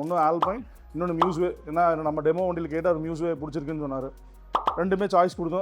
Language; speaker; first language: Tamil; native; Tamil